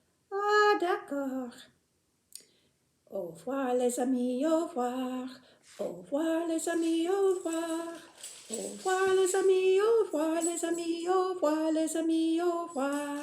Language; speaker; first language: French; non-native, fluent; English